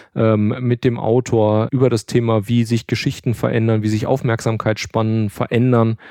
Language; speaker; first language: German; native; German